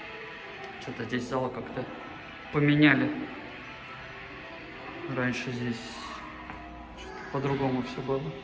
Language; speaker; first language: Russian; native; Russian